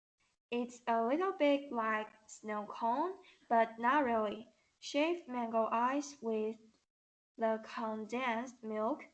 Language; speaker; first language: English; non-native, learner; Chinese